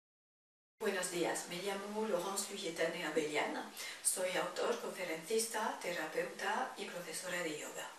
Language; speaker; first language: Spanish; non-native, fluent; French